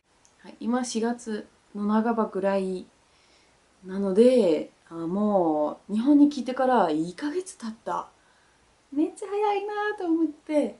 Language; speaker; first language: Japanese; non-native, learner; Danish